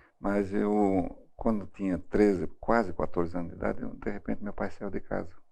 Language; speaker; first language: Portuguese; early bilingual, other home language; German